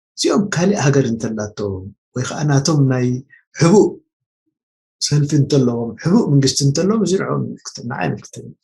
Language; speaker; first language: Tigrinya; native; Tigrinya